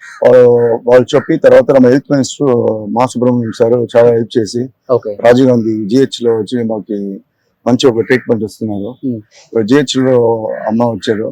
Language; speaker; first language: Telugu; non-native, local second language; Tamil